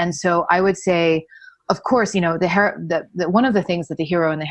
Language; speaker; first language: English; native; English